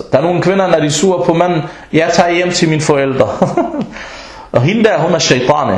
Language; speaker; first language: Danish; early bilingual, other home language; Arabic